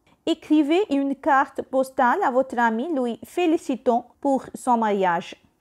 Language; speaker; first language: French; non-native, fluent; Hindi